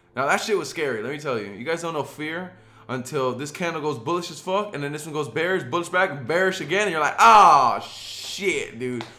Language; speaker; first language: English; early bilingual, other home language; Spanish